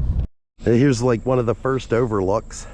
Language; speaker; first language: English; native; English